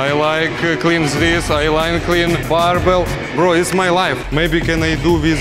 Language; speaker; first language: English; non-native, learner; Russian